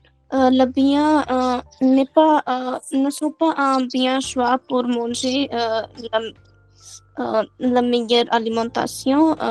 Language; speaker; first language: French; non-native, learner; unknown